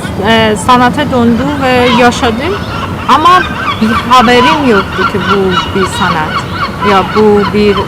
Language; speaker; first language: Turkish; non-native, learner; Persian